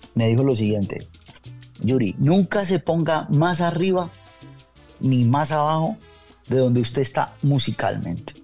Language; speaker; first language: Spanish; native; Spanish